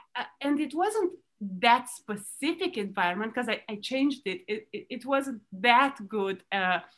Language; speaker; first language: English; non-native, fluent; Romanian